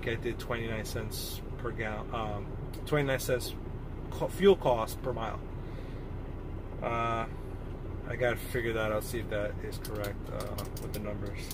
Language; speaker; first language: English; native; English